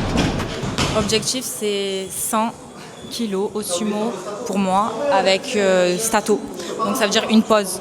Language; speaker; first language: French; native; French